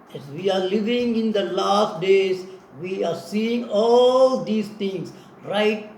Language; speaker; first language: English; non-native, local second language; Tamil